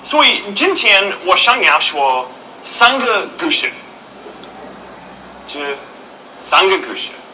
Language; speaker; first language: Chinese; non-native, learner; English